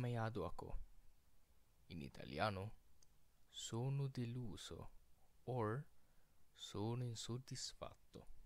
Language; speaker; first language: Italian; non-native, fluent; Filipino